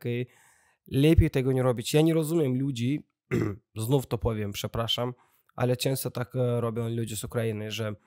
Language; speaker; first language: Polish; non-native, learner; Russian